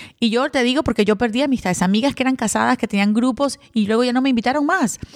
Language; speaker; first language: Spanish; early bilingual, other home language; English